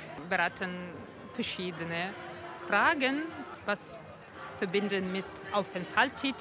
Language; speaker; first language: German; non-native, learner; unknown